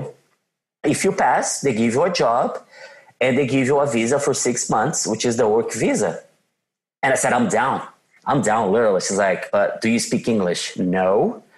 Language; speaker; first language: English; non-native, fluent; Portuguese